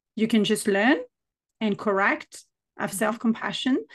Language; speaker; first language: English; non-native, fluent; French